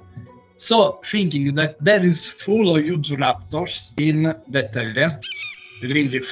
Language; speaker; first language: English; non-native, learner; Italian